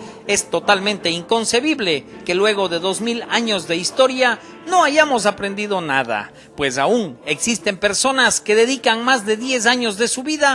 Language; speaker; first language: Spanish; native; Spanish